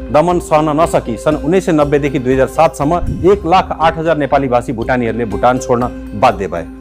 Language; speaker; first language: Nepali; native; Nepali